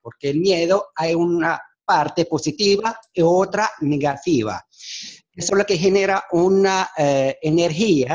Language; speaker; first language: Spanish; non-native, fluent; Arabic